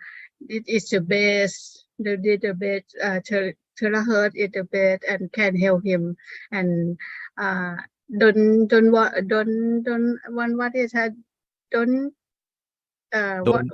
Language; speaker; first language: English; non-native, learner; Thai